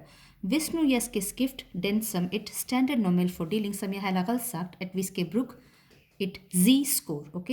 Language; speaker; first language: Danish; non-native, fluent; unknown